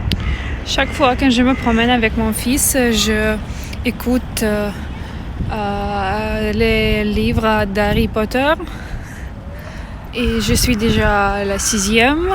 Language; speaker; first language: French; non-native, learner; Russian